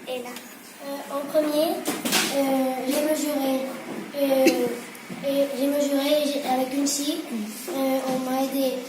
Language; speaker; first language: French; non-native, local second language; Spanish